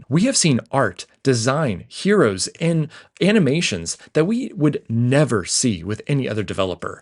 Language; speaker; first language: English; native; English